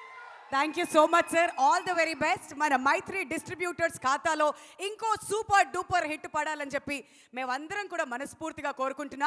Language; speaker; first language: Telugu; native; Telugu